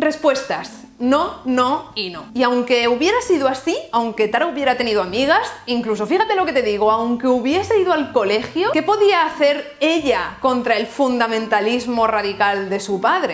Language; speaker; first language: Spanish; native; Spanish